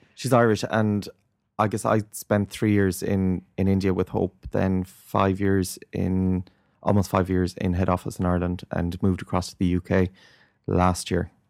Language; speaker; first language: English; native; English